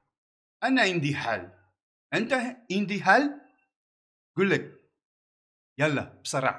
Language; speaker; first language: Arabic; non-native, learner; Portuguese